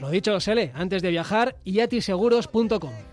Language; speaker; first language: Spanish; native; Spanish